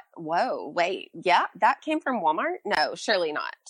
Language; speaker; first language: English; native; English